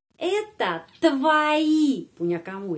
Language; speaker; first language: Indonesian; non-native, fluent; Russian